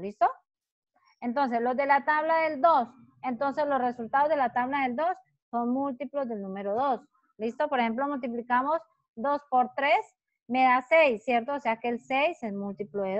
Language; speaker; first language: Spanish; native; Spanish